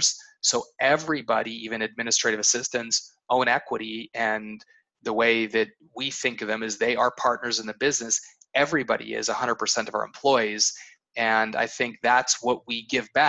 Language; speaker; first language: English; native; English